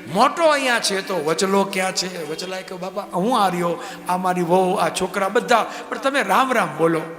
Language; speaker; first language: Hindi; non-native, local second language; Gujarati